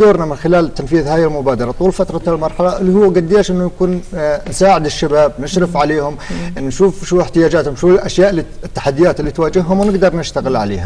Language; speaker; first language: Arabic; native; Arabic